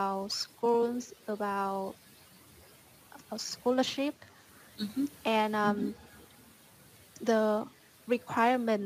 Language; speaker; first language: English; non-native, learner; Vietnamese